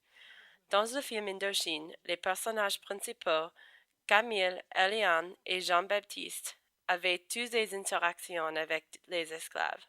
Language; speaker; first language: French; non-native, fluent; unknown